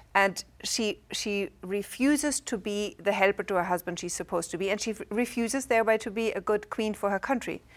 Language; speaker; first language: English; non-native, fluent; German